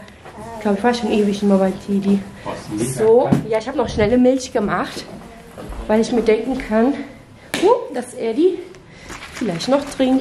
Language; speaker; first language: German; native; German